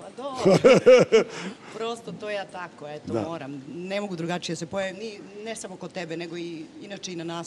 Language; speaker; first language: Serbian; native; Serbian